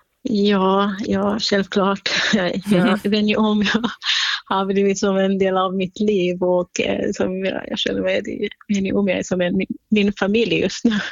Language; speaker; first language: Swedish; non-native, fluent; Central Kurdish